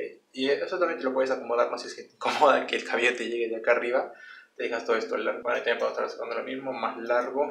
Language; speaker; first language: Spanish; native; Spanish